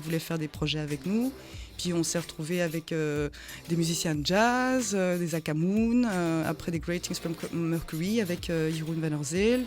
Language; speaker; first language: French; early bilingual, other home language; Khmer